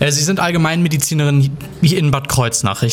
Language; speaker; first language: German; native; German